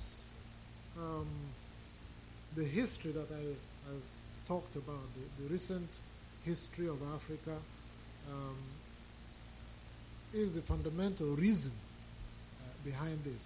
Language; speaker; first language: English; non-native, local second language; Igbo